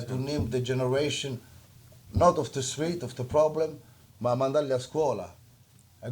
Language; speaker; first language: English; non-native, learner; Italian